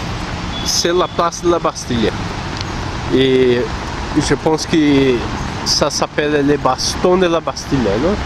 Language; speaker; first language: French; non-native, learner; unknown